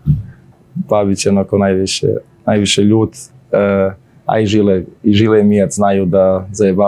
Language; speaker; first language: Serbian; early bilingual, heritage; Serbian